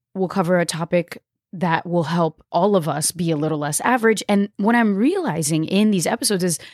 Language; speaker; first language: English; early bilingual, other home language; Portuguese